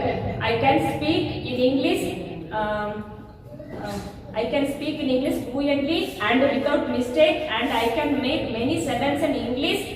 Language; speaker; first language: English; non-native, learner; Tamil